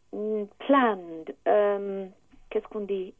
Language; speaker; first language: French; non-native, learner; English